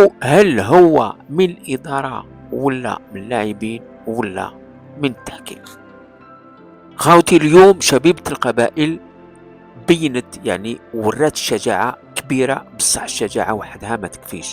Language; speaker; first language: Arabic; non-native, local second language; Kabyle